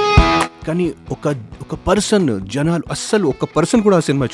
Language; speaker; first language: Telugu; non-native, fluent; Hindi